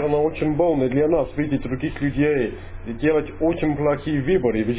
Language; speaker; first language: Russian; non-native, fluent; English